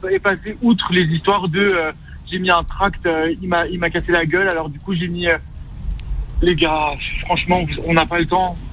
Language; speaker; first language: French; non-native, fluent; Kurdish